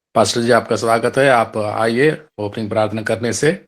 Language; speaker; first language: Hindi; non-native, local second language; Telugu